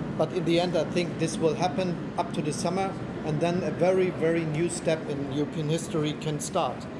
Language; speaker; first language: English; non-native, fluent; German